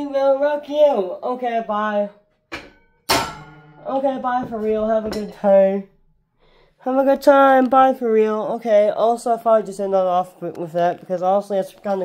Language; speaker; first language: English; native; English